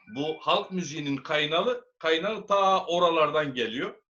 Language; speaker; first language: Turkish; native; Turkish